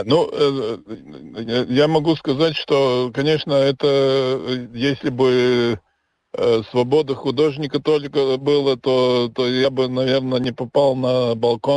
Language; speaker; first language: Russian; non-native, local second language; Latvian